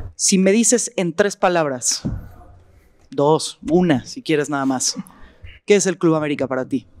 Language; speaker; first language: Spanish; native; Spanish